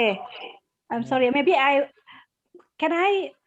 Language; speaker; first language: English; non-native, learner; Indonesian